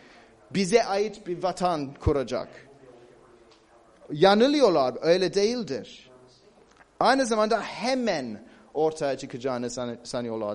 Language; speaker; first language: Turkish; non-native, fluent; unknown